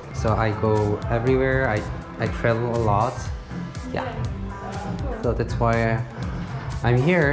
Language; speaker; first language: English; non-native, learner; Korean